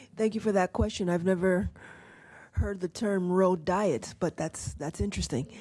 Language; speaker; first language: English; native; English